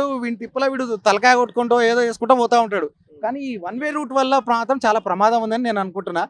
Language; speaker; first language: Telugu; native; Telugu